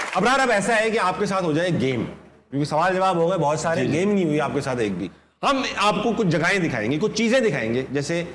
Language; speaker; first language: Urdu; native; Urdu